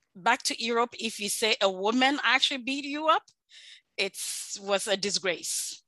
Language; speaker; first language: English; non-native, local second language; Akan